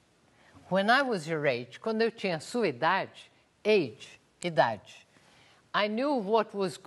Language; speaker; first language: English; non-native, fluent; Portuguese